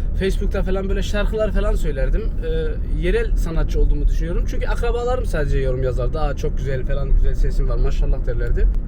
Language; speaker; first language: Turkish; early bilingual, heritage; Turkish